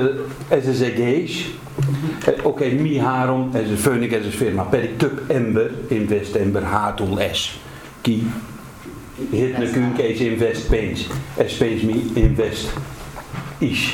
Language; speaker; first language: Hungarian; non-native, learner; Dutch